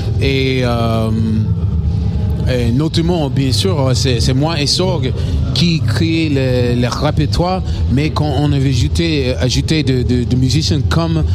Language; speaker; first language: French; non-native, learner; English